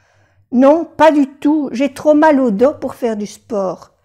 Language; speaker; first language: French; non-native, fluent; Spanish